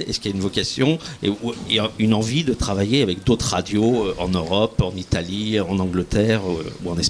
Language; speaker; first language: French; native; French